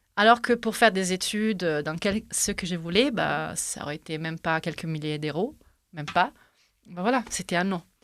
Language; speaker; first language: French; non-native, fluent; Italian